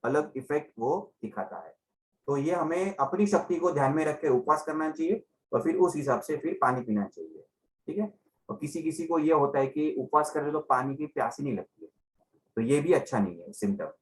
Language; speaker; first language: Hindi; non-native, local second language; Gujarati